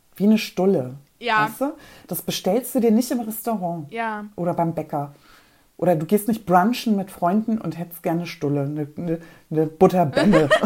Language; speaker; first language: German; early bilingual, other home language; Polish